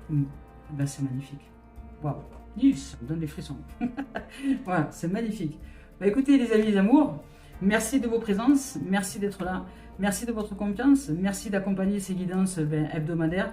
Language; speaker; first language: French; native; French